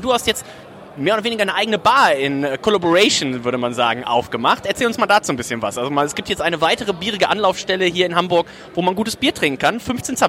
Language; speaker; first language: German; native; German